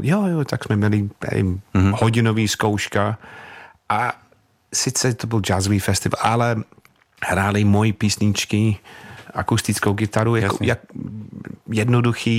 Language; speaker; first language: Czech; non-native, fluent; English